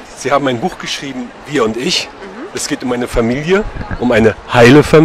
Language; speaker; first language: German; native; German